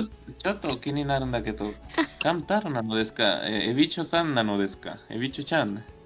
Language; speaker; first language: Japanese; non-native, learner; Spanish